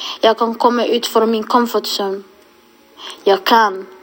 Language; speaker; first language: Swedish; non-native, local second language; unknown